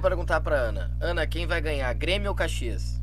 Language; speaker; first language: Portuguese; native; Portuguese